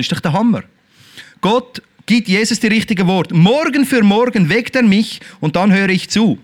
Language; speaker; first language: German; native; German